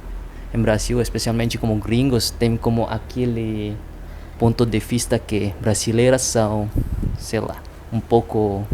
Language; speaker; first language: Portuguese; non-native, learner; Indonesian